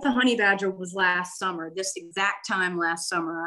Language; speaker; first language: English; native; English